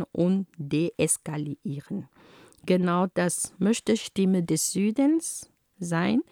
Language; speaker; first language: German; non-native, fluent; Ghomala